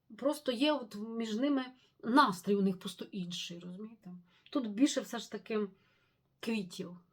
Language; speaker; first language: Ukrainian; non-native, local second language; Russian